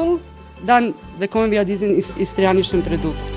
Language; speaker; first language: German; non-native, fluent; Croatian